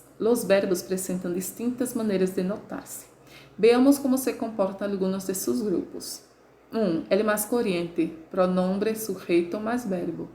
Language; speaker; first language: Spanish; non-native, fluent; Portuguese